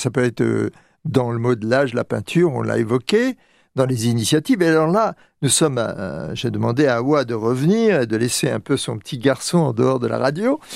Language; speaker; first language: French; native; French